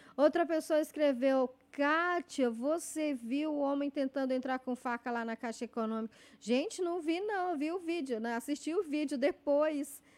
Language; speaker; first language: Portuguese; native; Portuguese